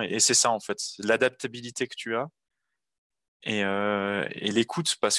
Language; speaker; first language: French; native; French